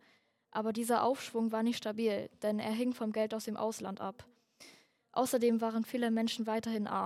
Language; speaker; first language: German; native; German